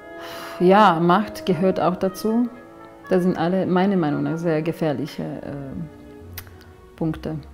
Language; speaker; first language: German; non-native, fluent; Serbian